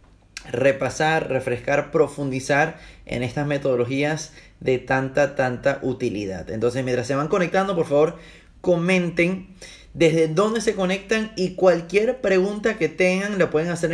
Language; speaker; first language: Spanish; native; Spanish